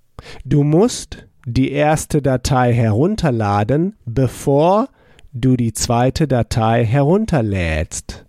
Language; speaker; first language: German; non-native, fluent; English